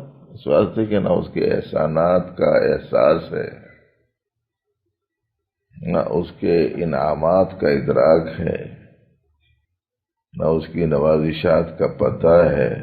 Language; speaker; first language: Urdu; native; Urdu